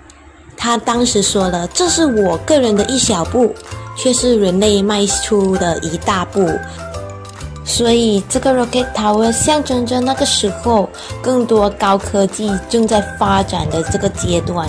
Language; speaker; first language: Chinese; native; Chinese